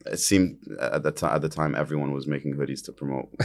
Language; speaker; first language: English; early bilingual, other home language; Arabic